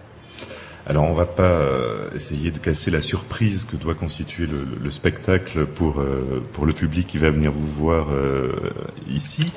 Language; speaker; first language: French; native; French